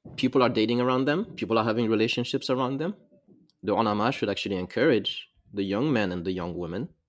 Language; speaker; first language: English; non-native, fluent; Arabic